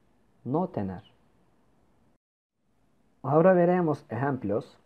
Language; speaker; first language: Spanish; non-native, learner; Turkish